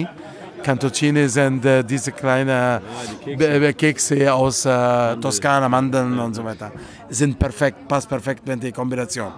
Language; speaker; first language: German; non-native, fluent; Italian